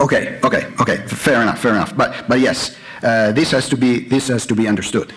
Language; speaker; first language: English; non-native, fluent; Italian